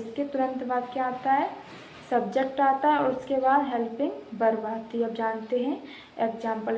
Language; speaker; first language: Hindi; native; Hindi